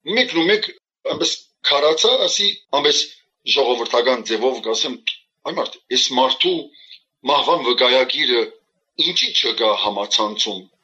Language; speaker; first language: Armenian; early bilingual, heritage; Armenian